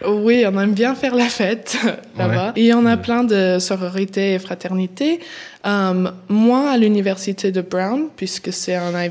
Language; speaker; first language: French; early bilingual, heritage; English